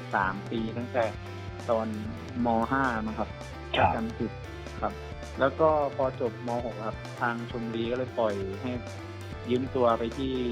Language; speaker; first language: Thai; native; Thai